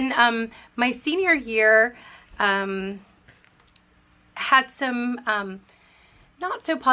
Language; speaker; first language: English; early bilingual, other home language; Spanish